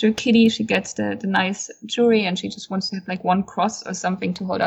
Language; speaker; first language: English; non-native, fluent; German